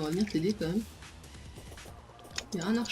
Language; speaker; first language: French; native; French